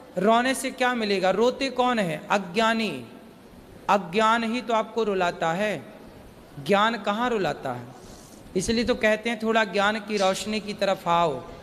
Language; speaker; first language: Hindi; native; Hindi